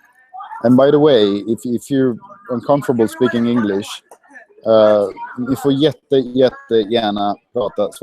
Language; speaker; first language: Swedish; non-native, fluent; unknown